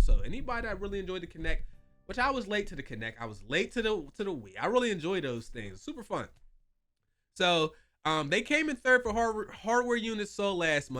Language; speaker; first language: English; native; English